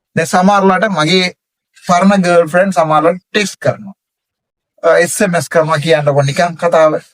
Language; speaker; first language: Sinhala; non-native, local second language; Tamil